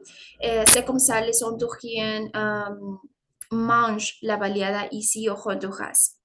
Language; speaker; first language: French; non-native, learner; Spanish